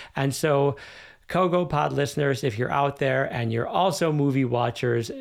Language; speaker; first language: English; native; English